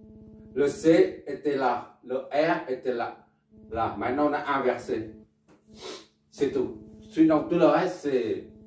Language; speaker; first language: French; non-native, local second language; Arabic